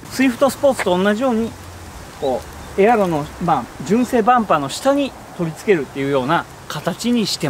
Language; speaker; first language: Japanese; native; Japanese